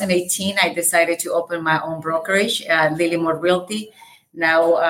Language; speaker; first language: English; non-native, fluent; Spanish